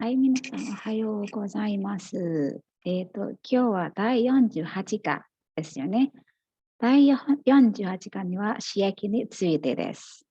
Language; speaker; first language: Japanese; non-native, fluent; Indonesian